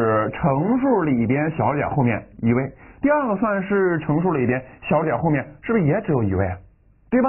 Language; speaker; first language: Chinese; native; Chinese